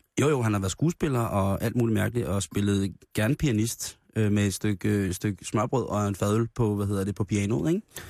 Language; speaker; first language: Danish; native; Danish